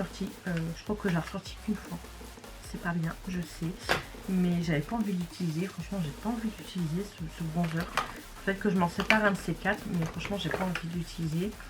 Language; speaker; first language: French; native; French